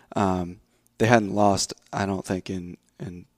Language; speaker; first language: English; native; English